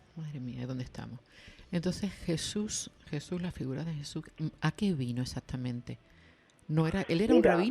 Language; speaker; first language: Spanish; native; Spanish